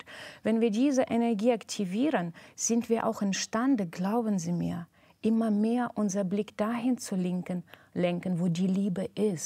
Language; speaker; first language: German; non-native, fluent; Russian